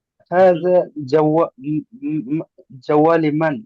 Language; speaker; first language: Arabic; non-native, learner; Bangla